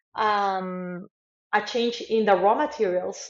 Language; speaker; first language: English; non-native, fluent; Spanish